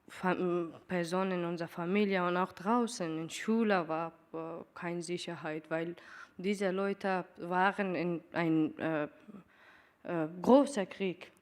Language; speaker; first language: German; non-native, learner; Persian